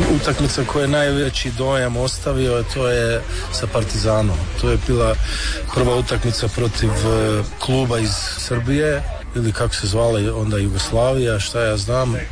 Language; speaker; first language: Serbian; early bilingual, heritage; Croatian